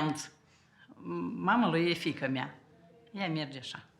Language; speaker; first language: Romanian; early bilingual, heritage; Romanian